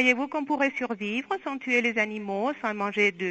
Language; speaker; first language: French; non-native, fluent; Spanish